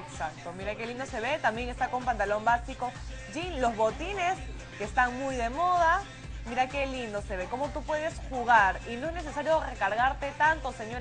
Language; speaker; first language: Spanish; native; Spanish